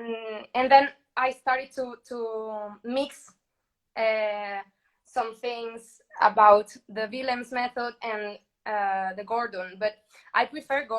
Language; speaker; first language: English; non-native, learner; Spanish